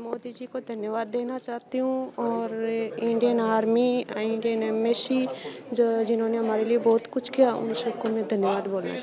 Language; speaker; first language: Hindi; native; Hindi